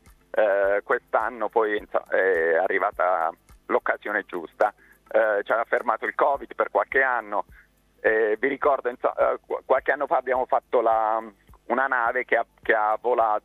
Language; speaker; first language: Italian; native; Italian